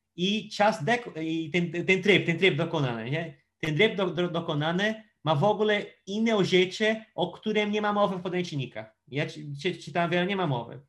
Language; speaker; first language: Polish; non-native, fluent; Portuguese